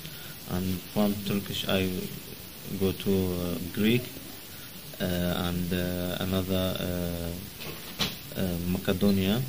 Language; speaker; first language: English; non-native, learner; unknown